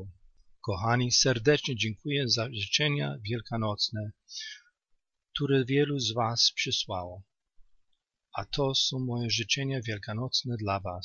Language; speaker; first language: Polish; native; Polish